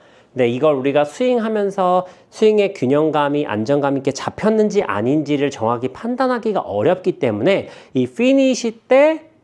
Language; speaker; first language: Korean; native; Korean